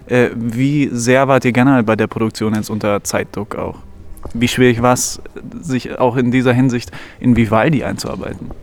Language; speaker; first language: German; native; German